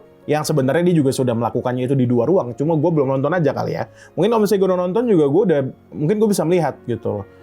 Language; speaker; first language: Indonesian; native; Indonesian